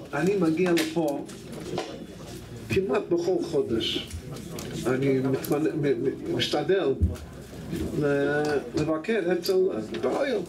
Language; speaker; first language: Hebrew; non-native, fluent; English